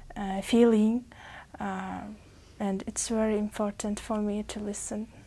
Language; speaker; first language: English; non-native, fluent; Uzbek